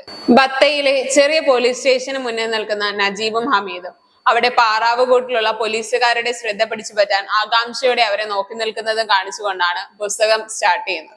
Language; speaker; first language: Malayalam; native; Malayalam